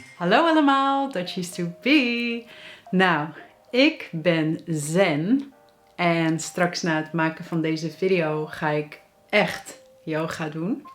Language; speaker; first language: Dutch; native; Dutch